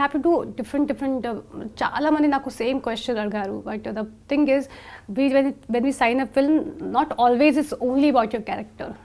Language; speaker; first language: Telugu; non-native, fluent; Hindi